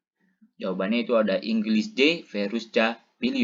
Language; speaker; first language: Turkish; non-native, fluent; Indonesian